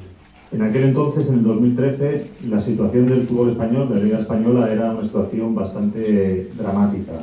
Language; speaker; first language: Spanish; native; Spanish